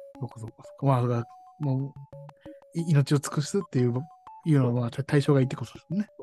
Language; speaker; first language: Japanese; native; Japanese